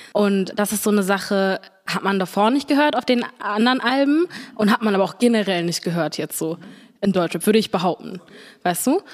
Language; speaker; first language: German; early bilingual, other home language; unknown